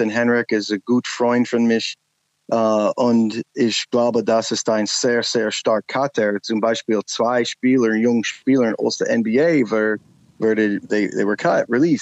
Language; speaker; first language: German; non-native, learner; English